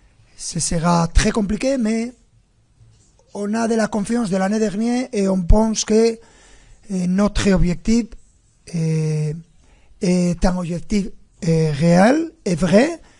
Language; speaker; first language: French; non-native, fluent; Spanish